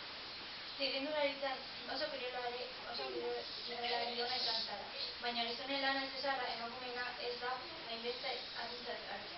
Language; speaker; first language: Basque; non-native, local second language; Spanish